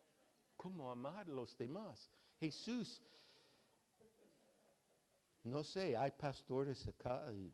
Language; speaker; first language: Spanish; non-native, fluent; English